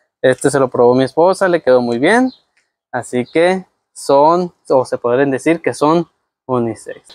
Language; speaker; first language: Spanish; native; Spanish